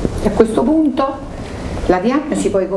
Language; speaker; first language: Italian; native; Italian